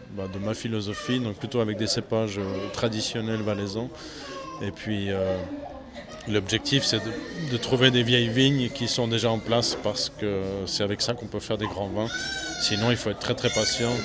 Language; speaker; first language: French; native; French